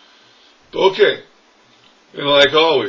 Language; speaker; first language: English; native; English